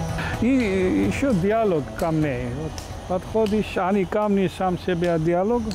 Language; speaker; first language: Russian; non-native, fluent; Georgian